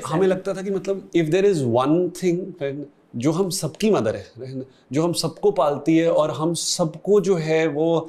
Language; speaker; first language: Hindi; native; Hindi